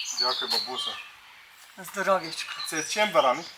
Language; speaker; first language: Ukrainian; non-native, learner; Arabic